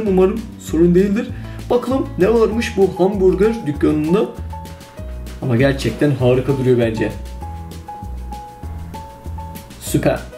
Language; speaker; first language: Turkish; non-native, fluent; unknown